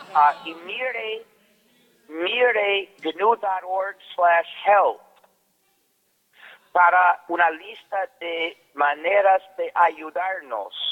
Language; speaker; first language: Spanish; non-native, fluent; English